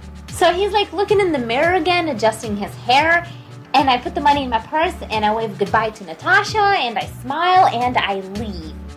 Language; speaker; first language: English; non-native, fluent; Russian